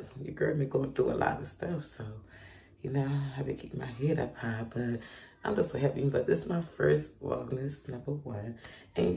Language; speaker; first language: English; native; English